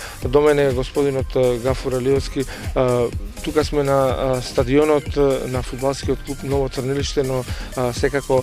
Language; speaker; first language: Macedonian; native; Macedonian